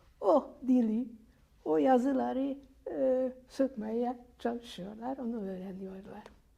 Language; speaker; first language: Turkish; non-native, fluent; Hungarian